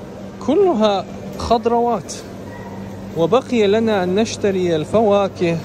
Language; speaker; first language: Arabic; non-native, fluent; Russian